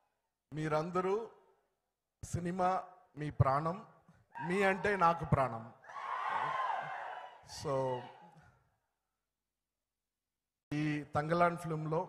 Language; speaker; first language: Telugu; non-native, learner; Tamil